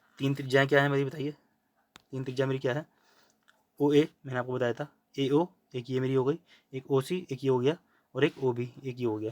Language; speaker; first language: Hindi; native; Hindi